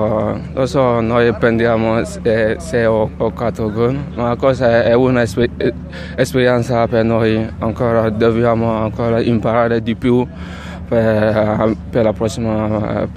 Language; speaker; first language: Italian; non-native, learner; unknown